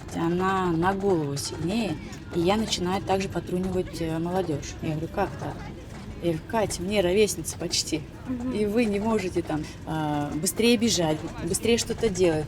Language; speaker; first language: Russian; native; Russian